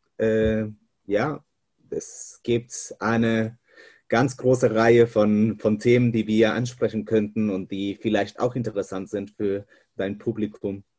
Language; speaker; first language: German; non-native, fluent; Spanish